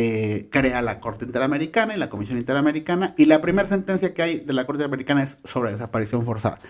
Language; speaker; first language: Spanish; native; Spanish